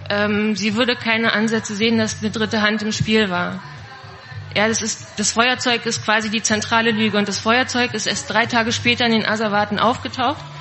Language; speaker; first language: German; native; German